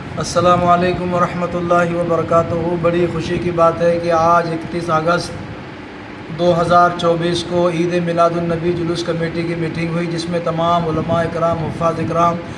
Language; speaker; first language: Urdu; native; Urdu